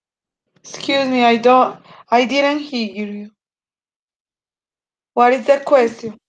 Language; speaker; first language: English; non-native, learner; Spanish